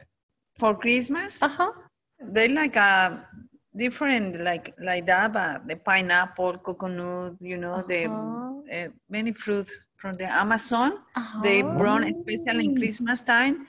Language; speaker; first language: English; non-native, learner; Spanish